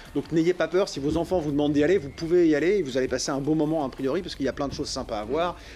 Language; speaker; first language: French; native; French